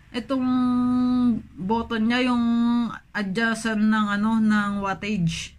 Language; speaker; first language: Filipino; native; Filipino